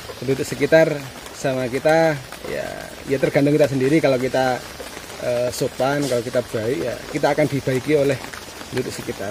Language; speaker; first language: Indonesian; non-native, local second language; Javanese